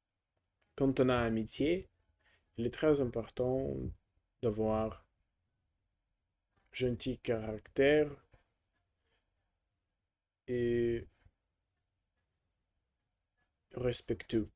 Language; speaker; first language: French; non-native, learner; Russian